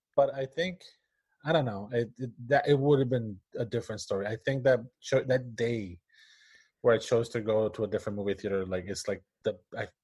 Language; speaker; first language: English; non-native, fluent; Spanish